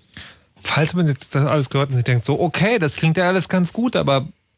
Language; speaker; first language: German; native; German